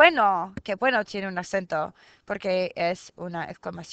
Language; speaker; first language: Spanish; non-native, fluent; English